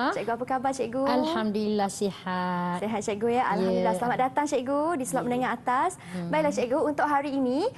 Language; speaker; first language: Malay; native; Malay